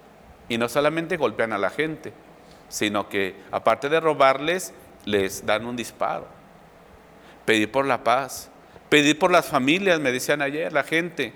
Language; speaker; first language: Spanish; native; Spanish